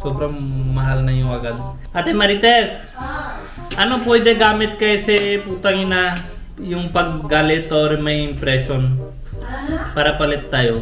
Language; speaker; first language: Filipino; non-native, learner; Hindi